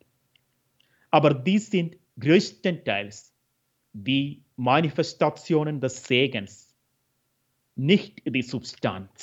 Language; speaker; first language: German; non-native, fluent; Malayalam